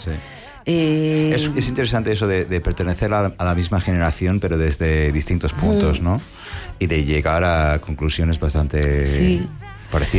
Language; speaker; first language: Spanish; non-native, fluent; English